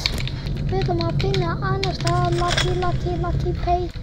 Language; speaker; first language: Icelandic; early bilingual, heritage; Icelandic